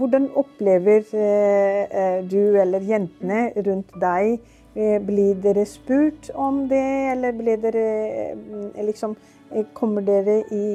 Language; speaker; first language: Norwegian; non-native, fluent; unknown